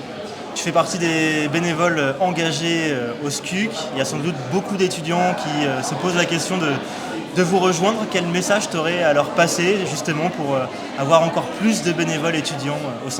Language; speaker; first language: French; native; French